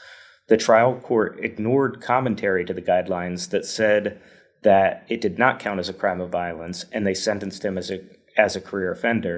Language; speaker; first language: English; native; English